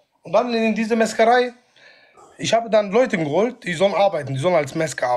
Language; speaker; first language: German; non-native, fluent; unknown